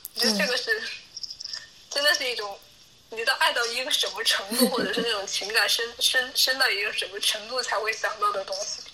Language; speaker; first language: Chinese; native; Chinese